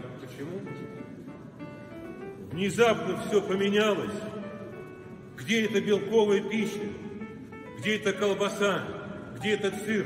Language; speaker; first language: Russian; native; Russian